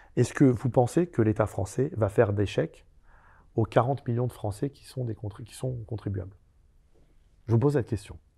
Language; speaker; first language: French; native; French